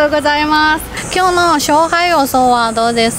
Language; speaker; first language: Japanese; non-native, learner; Chinese